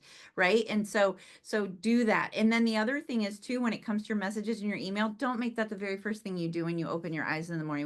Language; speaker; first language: English; native; English